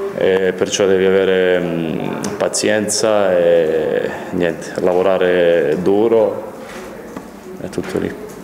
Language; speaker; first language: Italian; non-native, fluent; Serbian